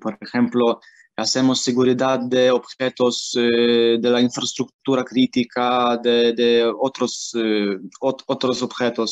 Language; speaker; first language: Spanish; non-native, learner; Ukrainian